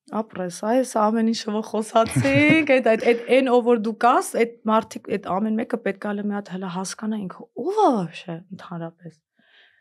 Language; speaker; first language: Armenian; early bilingual, heritage; Armenian